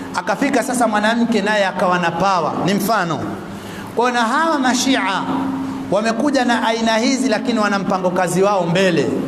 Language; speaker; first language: Swahili; native; Swahili